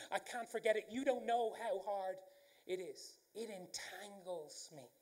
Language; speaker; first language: English; native; English